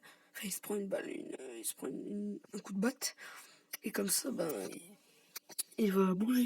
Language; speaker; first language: French; native; French